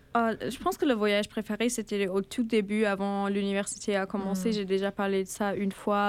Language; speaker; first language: French; non-native, fluent; German